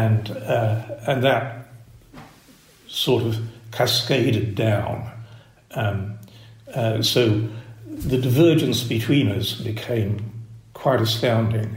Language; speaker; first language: English; native; English